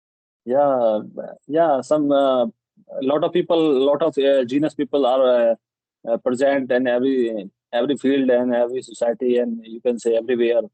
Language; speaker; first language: English; non-native, local second language; Hindi